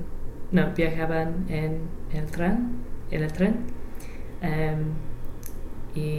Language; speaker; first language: Spanish; non-native, learner; English